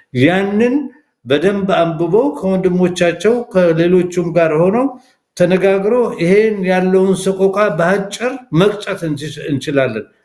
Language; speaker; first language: Amharic; non-native, local second language; Somali